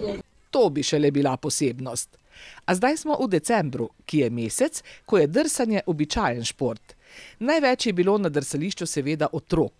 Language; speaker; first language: Slovenian; native; Slovenian